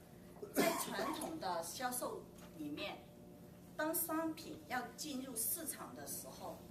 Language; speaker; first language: Chinese; native; Chinese